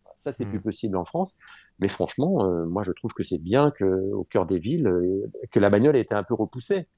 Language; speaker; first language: French; native; French